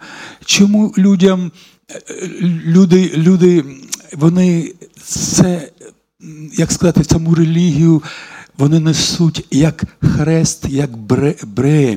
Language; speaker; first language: Ukrainian; non-native, local second language; Russian